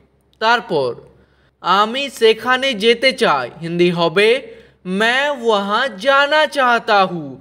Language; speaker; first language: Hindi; non-native, local second language; Bangla